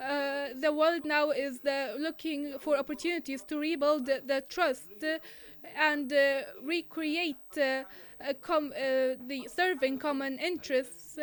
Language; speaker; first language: English; non-native, fluent; Arabic